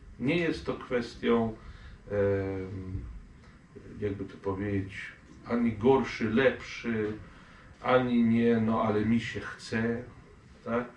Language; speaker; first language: Polish; non-native, fluent; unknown